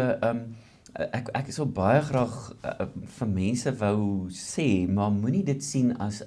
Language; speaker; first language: Afrikaans; native; Afrikaans